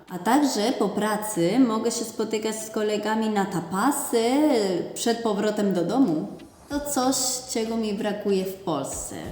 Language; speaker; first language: Polish; non-native, fluent; Spanish